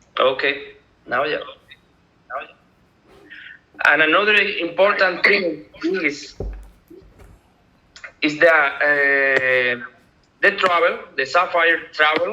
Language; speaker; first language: English; non-native, learner; Spanish